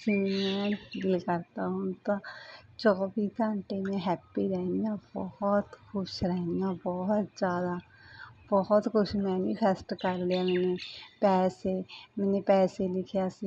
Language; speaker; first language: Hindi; non-native, local second language; Punjabi